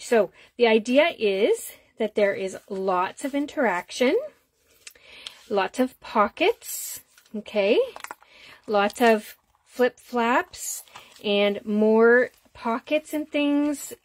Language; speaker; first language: English; native; English